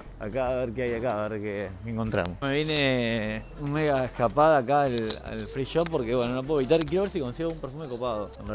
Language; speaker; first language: Spanish; native; Spanish